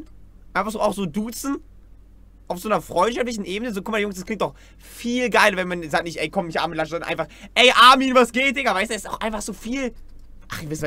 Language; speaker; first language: German; native; German